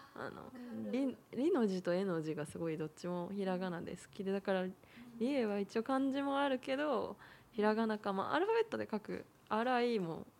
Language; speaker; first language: Japanese; native; Japanese